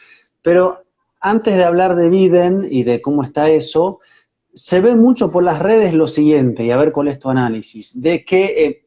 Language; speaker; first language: Spanish; native; Spanish